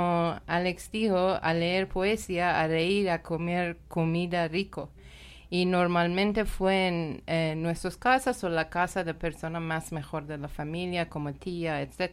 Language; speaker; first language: Spanish; non-native, learner; Persian